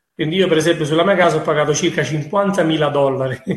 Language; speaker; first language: Italian; native; Italian